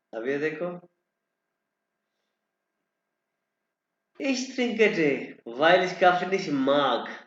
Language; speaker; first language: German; non-native, learner; Urdu